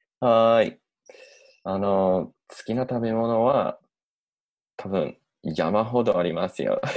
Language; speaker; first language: Japanese; non-native, learner; English